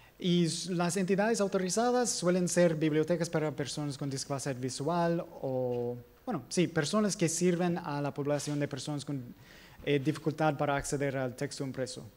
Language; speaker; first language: Spanish; non-native, fluent; English